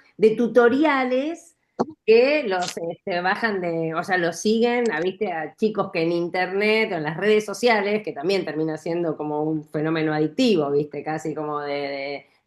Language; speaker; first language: Spanish; native; Spanish